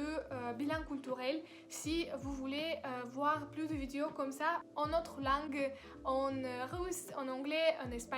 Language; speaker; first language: French; non-native, learner; Russian